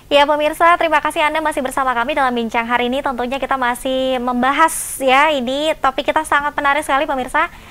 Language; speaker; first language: Indonesian; native; Indonesian